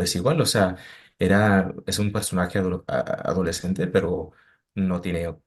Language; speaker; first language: Spanish; early bilingual, heritage; Spanish